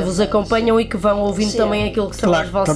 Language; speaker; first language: Portuguese; native; Portuguese